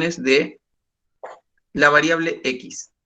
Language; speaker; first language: Spanish; native; Spanish